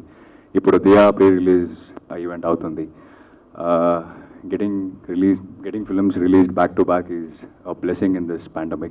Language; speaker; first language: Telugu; non-native, learner; Kannada